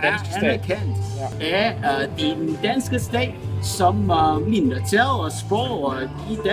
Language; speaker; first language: Danish; non-native, learner; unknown